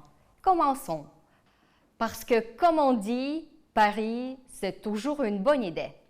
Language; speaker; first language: French; non-native, fluent; Ukrainian